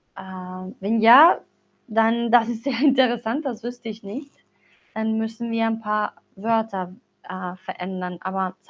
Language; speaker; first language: German; non-native, fluent; Spanish